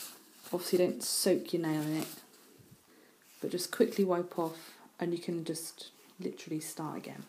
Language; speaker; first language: English; native; English